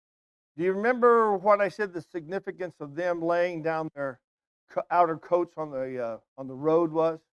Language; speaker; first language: English; native; English